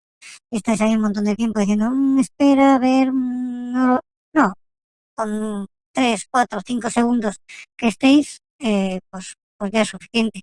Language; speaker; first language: Spanish; native; Spanish